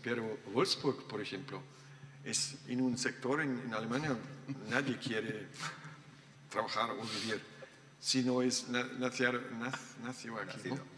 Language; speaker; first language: Spanish; non-native, learner; German